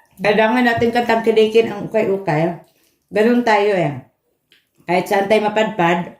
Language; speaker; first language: Filipino; non-native, local second language; Cebuano